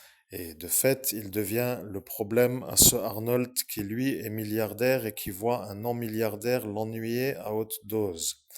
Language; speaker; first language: French; native; French